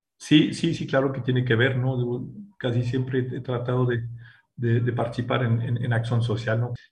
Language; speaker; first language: Spanish; non-native, fluent; French